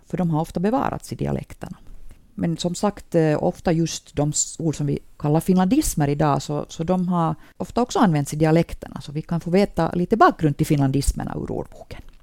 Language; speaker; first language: Swedish; native; Swedish